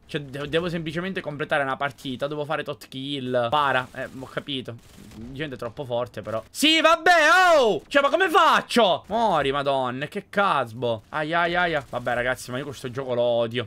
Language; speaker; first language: Italian; native; Italian